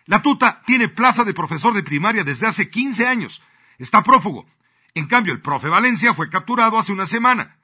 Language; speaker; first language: Spanish; native; Spanish